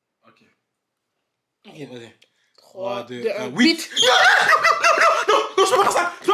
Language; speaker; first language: French; native; French